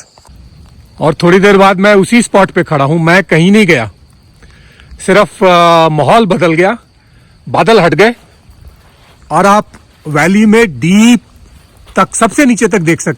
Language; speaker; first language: Hindi; native; Hindi